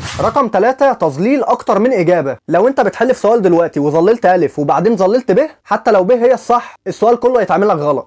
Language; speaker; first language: Arabic; native; Arabic